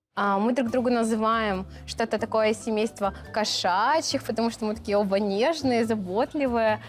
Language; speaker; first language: Russian; native; Russian